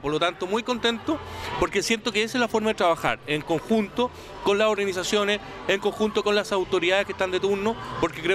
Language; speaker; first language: Spanish; native; Spanish